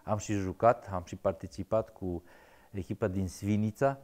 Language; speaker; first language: Romanian; non-native, local second language; Serbian